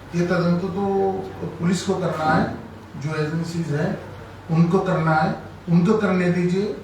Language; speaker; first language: Hindi; non-native, local second language; Bangla